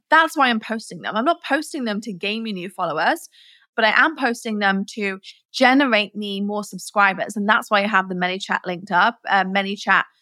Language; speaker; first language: English; native; English